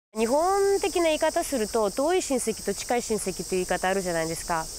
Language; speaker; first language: Japanese; non-native, fluent; Russian